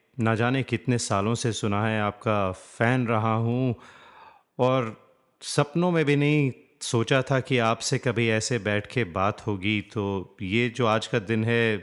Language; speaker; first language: Hindi; native; Hindi